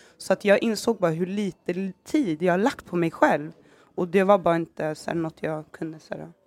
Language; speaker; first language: Swedish; early bilingual, other home language; Somali